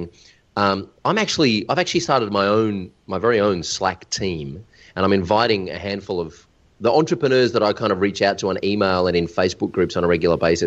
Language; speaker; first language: English; native; English